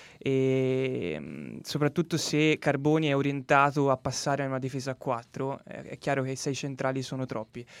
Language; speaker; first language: Italian; native; Italian